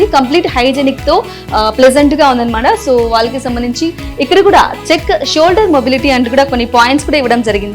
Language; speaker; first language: Telugu; native; Telugu